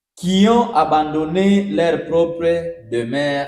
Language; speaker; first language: French; non-native, local second language; Swahili